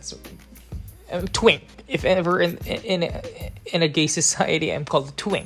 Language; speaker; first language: English; non-native, local second language; Cebuano